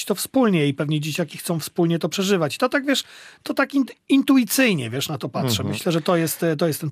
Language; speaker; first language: Polish; native; Polish